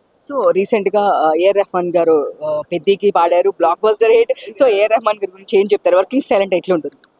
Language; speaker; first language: Telugu; native; Telugu